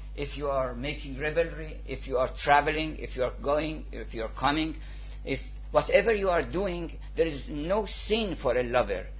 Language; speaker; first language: English; non-native, fluent; Persian